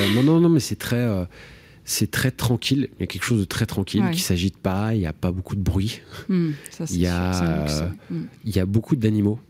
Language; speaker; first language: French; native; French